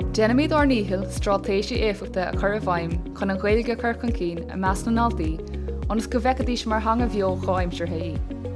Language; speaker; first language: Irish; non-native, local second language; English